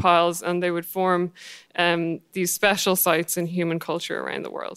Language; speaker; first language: English; native; English